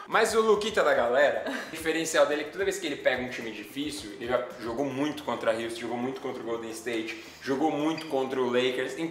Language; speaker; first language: Portuguese; native; Portuguese